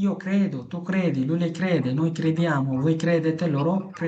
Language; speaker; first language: Italian; non-native, fluent; Bangla